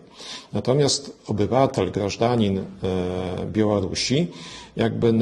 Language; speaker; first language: Polish; non-native, local second language; Belarusian